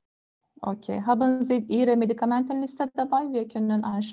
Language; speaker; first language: German; non-native, learner; Turkish